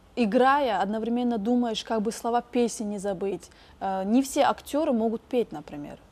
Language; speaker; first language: Russian; non-native, local second language; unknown